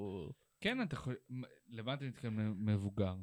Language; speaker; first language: Hebrew; native; Hebrew